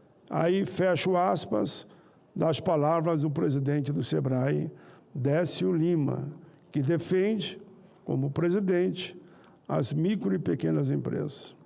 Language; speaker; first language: Portuguese; native; Portuguese